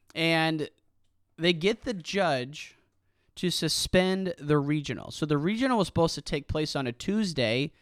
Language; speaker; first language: English; native; English